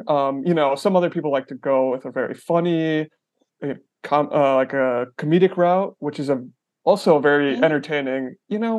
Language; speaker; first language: English; native; English